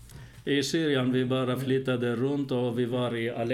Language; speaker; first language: Swedish; non-native, fluent; Arabic